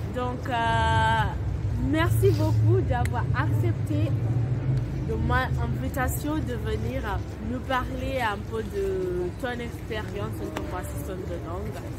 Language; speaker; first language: French; non-native, fluent; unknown